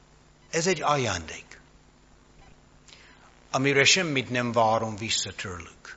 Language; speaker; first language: Hungarian; non-native, fluent; English